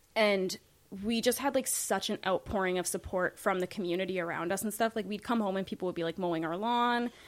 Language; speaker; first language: English; native; English